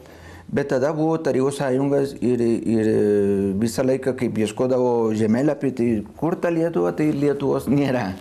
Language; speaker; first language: Lithuanian; non-native, fluent; Spanish